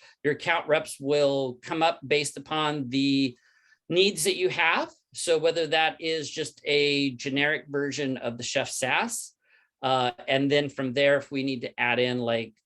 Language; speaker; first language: English; native; English